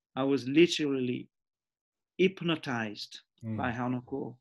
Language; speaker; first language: English; early bilingual, other home language; French